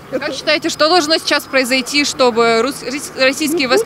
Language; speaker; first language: Russian; native; Russian